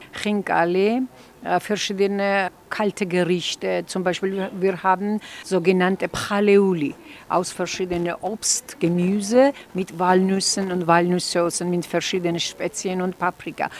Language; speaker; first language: German; non-native, fluent; Georgian